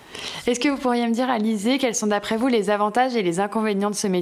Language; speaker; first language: French; native; French